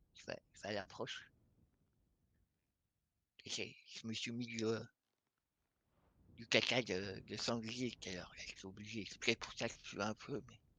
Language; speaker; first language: French; native; French